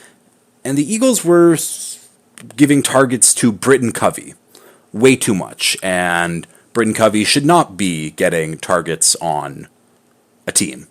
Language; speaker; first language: English; native; English